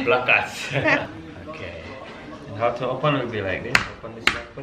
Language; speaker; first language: English; non-native, learner; Balinese